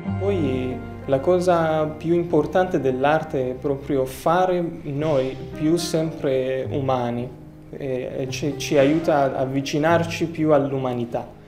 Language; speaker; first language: Italian; non-native, fluent; Persian